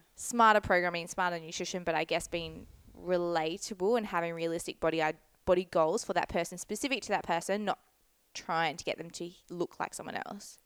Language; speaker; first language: English; native; English